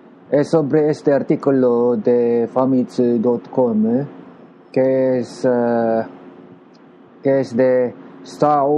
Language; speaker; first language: Spanish; non-native, learner; Japanese